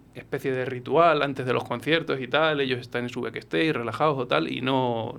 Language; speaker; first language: Spanish; native; Spanish